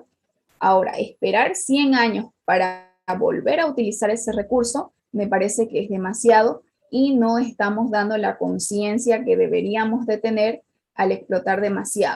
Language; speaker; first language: Spanish; native; Spanish